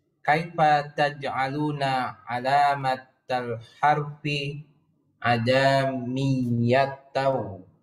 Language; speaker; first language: Arabic; non-native, learner; Indonesian